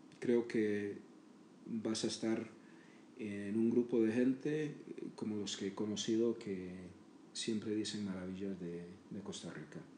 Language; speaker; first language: Spanish; native; Spanish